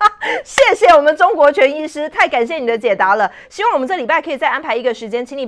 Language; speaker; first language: Chinese; native; Chinese